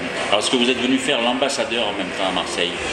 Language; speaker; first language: French; native; French